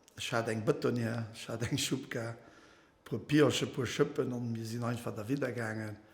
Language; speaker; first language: Luxembourgish; non-native, fluent; Portuguese